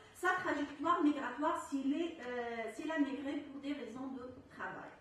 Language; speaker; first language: French; non-native, local second language; Arabic